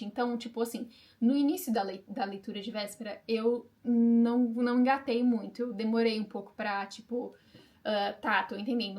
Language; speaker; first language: Portuguese; native; Portuguese